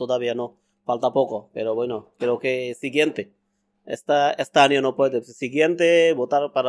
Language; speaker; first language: Spanish; non-native, learner; Bangla